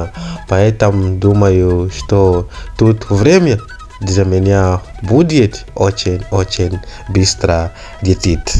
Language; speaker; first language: Russian; non-native, learner; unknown